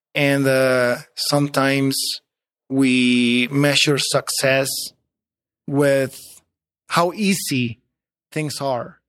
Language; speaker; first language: English; non-native, fluent; Spanish